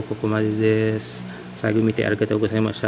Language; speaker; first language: Japanese; non-native, fluent; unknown